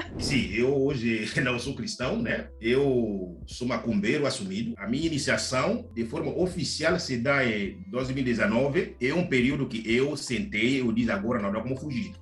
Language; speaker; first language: Portuguese; non-native, fluent; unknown